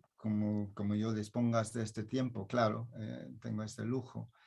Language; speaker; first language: Spanish; non-native, fluent; English